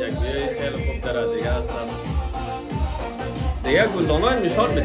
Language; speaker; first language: Persian; native; Persian